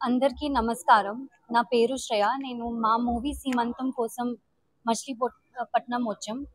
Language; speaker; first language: Telugu; non-native, learner; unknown